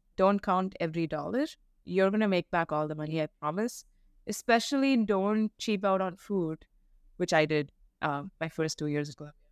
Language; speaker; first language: English; non-native, local second language; Tamil